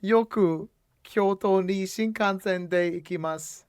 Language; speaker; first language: Japanese; non-native, learner; English